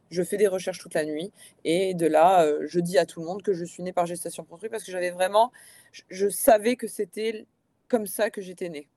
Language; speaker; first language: French; native; French